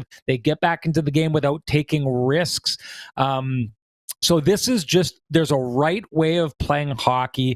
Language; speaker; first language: English; native; English